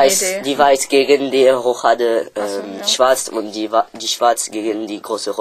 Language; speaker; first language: German; non-native, learner; French